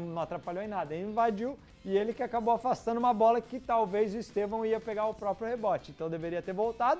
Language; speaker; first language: Portuguese; native; Portuguese